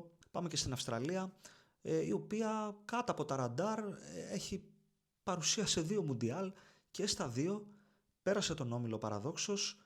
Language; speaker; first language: Greek; native; Greek